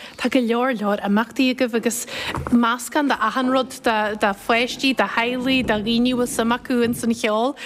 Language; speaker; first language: Irish; native; Irish